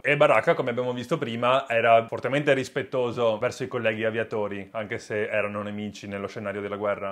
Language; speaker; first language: Italian; native; Italian